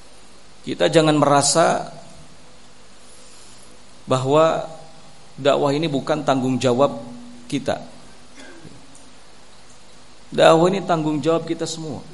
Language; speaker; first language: Indonesian; native; Indonesian